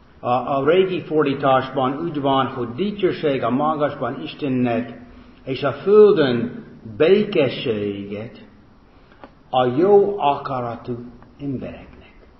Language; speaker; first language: Hungarian; non-native, fluent; English